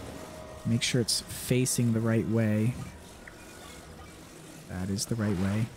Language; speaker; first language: English; native; English